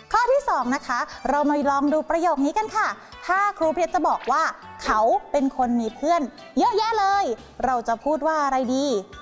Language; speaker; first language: Thai; native; Thai